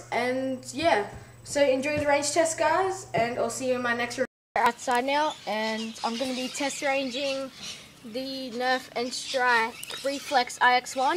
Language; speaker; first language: English; native; English